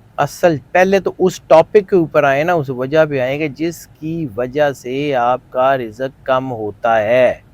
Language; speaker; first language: Urdu; non-native, local second language; Punjabi